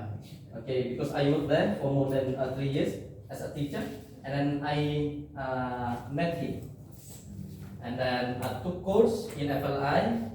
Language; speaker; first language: English; non-native, fluent; Indonesian